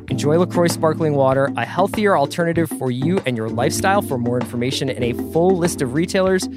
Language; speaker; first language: English; native; English